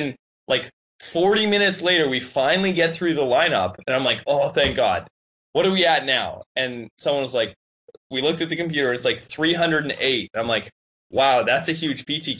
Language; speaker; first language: English; native; English